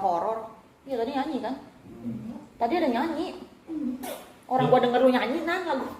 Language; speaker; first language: Indonesian; native; Indonesian